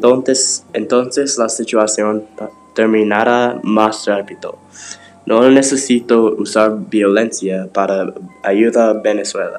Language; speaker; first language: Spanish; non-native, learner; English